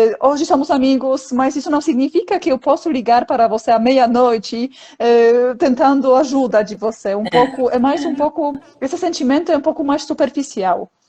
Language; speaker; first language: Portuguese; non-native, fluent; Polish